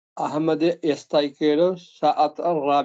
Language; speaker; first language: Arabic; non-native, learner; Tamil